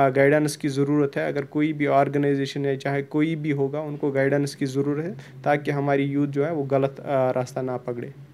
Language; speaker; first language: Hindi; non-native, local second language; Kashmiri